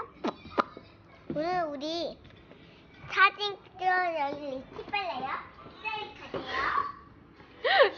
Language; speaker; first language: Korean; early bilingual, heritage; Korean